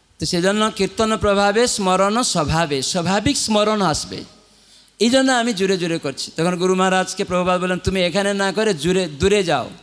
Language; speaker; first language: Bangla; non-native, fluent; Odia